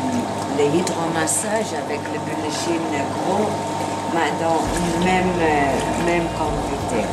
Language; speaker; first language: French; non-native, learner; Italian